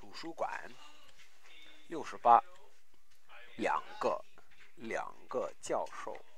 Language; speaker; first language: Chinese; non-native, fluent; English